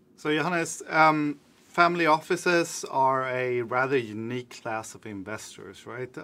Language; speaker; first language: English; non-native, fluent; Swedish